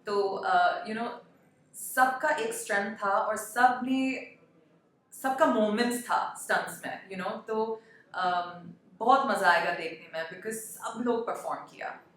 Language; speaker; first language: Hindi; non-native, local second language; English